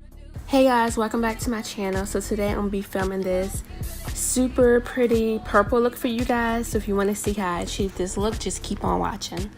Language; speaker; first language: English; native; English